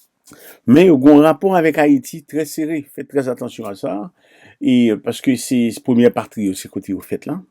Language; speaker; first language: French; non-native, local second language; Haitian Creole